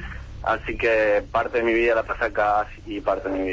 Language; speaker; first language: Spanish; native; Spanish